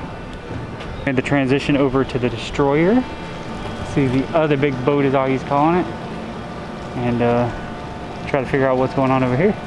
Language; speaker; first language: English; native; English